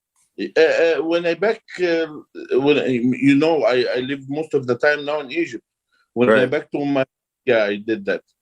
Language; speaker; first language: English; non-native, learner; Arabic